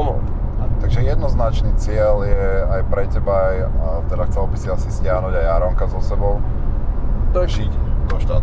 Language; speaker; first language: Slovak; native; Slovak